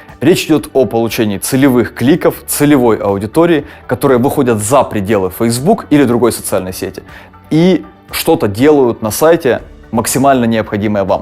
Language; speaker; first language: Russian; native; Russian